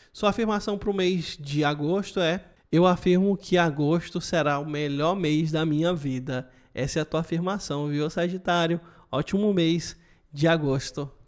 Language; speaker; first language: Portuguese; native; Portuguese